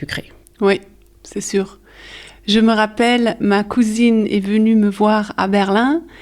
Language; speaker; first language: French; early bilingual, heritage; French